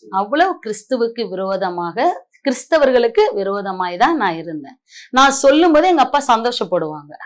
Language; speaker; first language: Tamil; non-native, local second language; Marathi